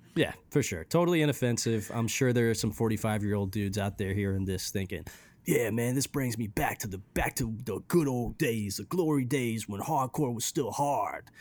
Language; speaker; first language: English; early bilingual, other home language; Romanian